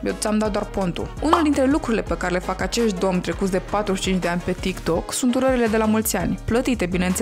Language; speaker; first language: Romanian; native; Romanian